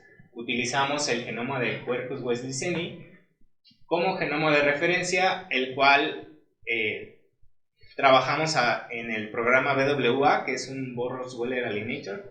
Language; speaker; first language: Spanish; native; Spanish